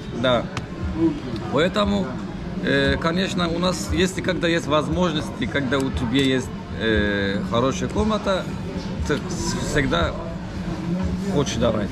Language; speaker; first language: Russian; non-native, learner; Turkish